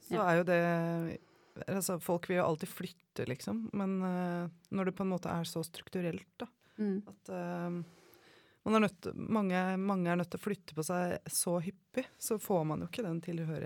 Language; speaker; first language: Norwegian; native; Norwegian